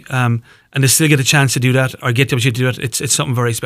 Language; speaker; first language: English; native; English